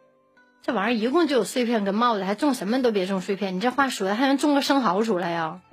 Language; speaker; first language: Chinese; native; Chinese